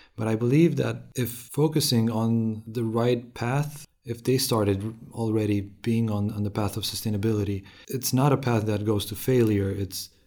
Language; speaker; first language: English; non-native, fluent; Romanian